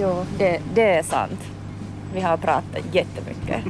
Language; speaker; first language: Swedish; non-native, local second language; Finnish